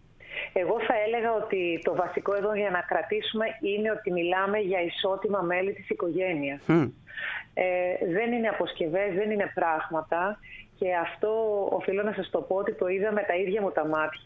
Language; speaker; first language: Greek; native; Greek